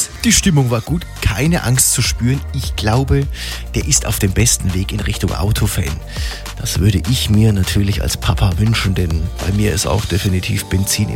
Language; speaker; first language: German; native; German